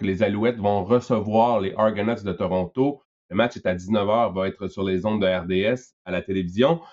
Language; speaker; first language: French; native; French